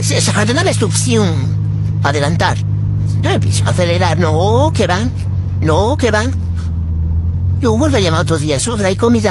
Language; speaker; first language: Spanish; native; Spanish